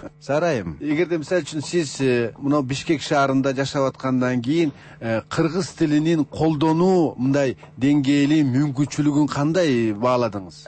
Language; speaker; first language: Kyrgyz; native; Kyrgyz